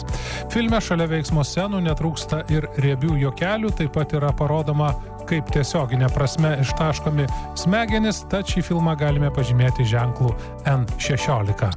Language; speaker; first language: Lithuanian; native; Lithuanian